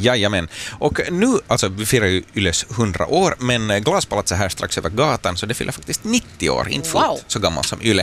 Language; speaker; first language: Swedish; native; Swedish